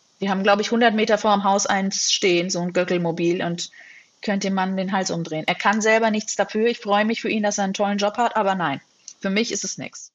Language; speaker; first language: German; native; German